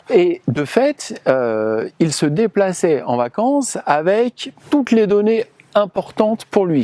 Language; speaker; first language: French; native; French